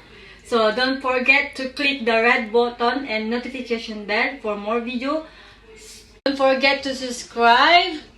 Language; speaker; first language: English; non-native, local second language; Filipino